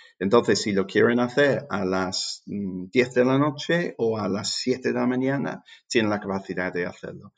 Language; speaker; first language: Spanish; non-native, fluent; English